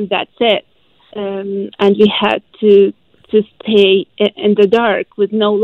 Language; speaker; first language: English; non-native, fluent; Arabic